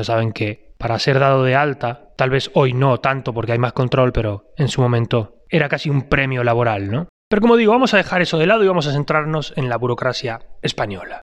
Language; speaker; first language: Spanish; native; Spanish